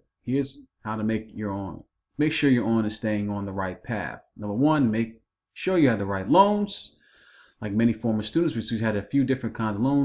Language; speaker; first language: English; native; English